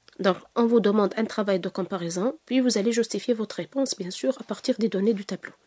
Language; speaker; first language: French; non-native, local second language; Arabic